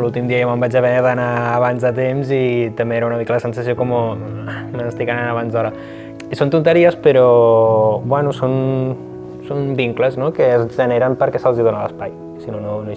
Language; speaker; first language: Catalan; native; Catalan